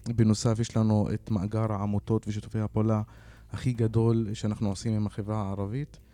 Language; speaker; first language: Hebrew; non-native, local second language; Arabic